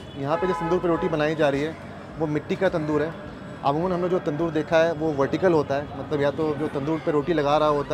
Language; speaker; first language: Hindi; native; Hindi